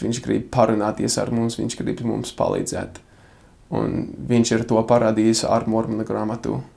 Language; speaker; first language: Latvian; non-native, fluent; English